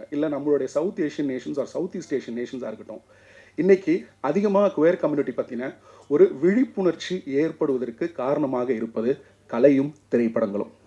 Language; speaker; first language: Tamil; native; Tamil